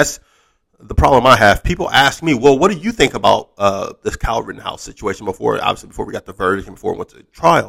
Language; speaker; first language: English; native; English